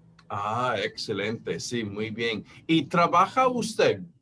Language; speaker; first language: Spanish; non-native, fluent; English